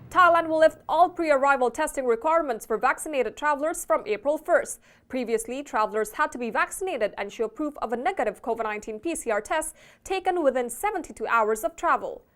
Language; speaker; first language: English; non-native, fluent; Indonesian